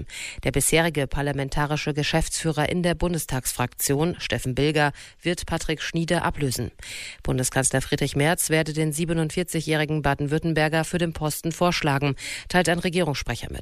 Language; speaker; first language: German; native; German